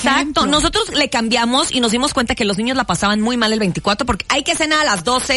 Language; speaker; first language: Spanish; native; Spanish